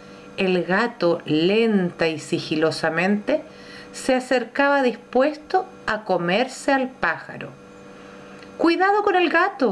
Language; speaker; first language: Spanish; native; Spanish